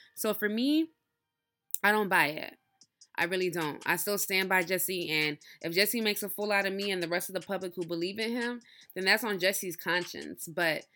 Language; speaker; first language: English; early bilingual, other home language; Yoruba